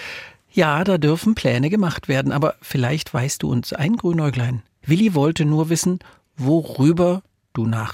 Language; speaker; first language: German; native; German